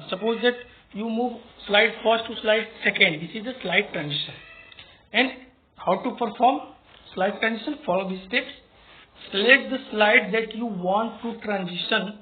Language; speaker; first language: English; non-native, local second language; Hindi